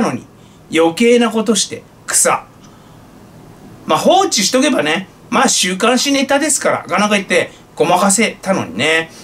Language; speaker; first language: Japanese; native; Japanese